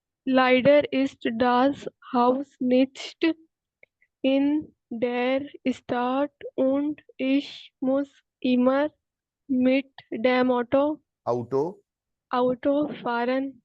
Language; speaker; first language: German; non-native, learner; Hindi